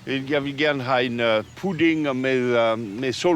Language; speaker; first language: Danish; non-native, fluent; French